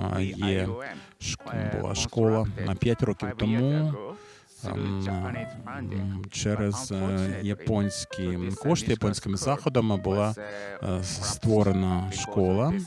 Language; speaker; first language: Ukrainian; non-native, fluent; Japanese